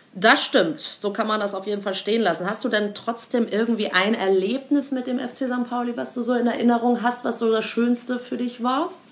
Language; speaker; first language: German; native; German